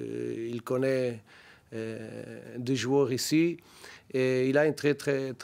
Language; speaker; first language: French; non-native, learner; Portuguese